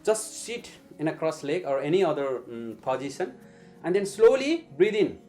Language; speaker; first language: English; non-native, local second language; Nepali